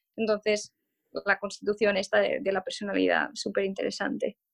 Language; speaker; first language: Spanish; non-native, local second language; Catalan